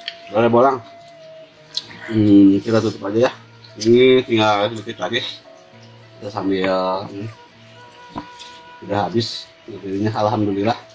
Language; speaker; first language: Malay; non-native, local second language; Sundanese